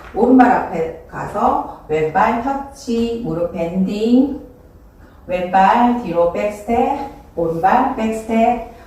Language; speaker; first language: Korean; native; Korean